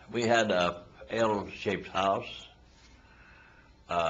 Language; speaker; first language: English; native; English